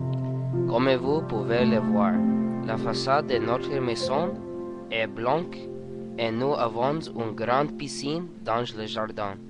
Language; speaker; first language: French; non-native, learner; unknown